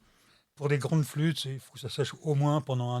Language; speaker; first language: French; native; French